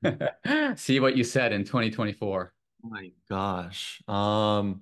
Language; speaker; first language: English; non-native, fluent; Japanese